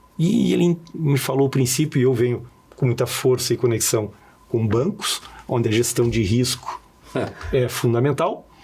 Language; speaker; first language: Portuguese; early bilingual, other home language; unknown